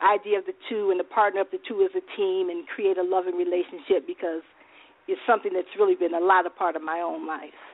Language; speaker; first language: English; native; English